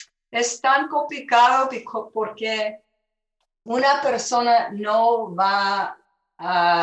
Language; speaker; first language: Spanish; early bilingual, other home language; English